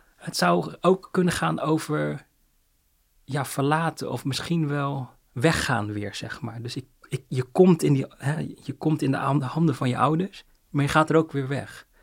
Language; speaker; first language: Dutch; early bilingual, other home language; Cantonese